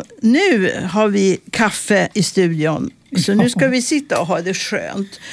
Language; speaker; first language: Swedish; native; Swedish